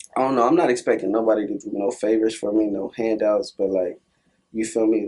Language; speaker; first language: English; native; English